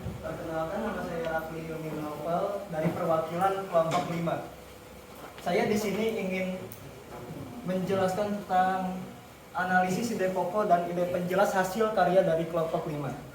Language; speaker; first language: Indonesian; native; Indonesian